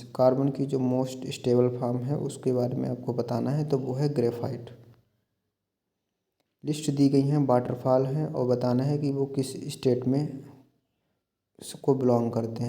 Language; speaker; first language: Hindi; native; Hindi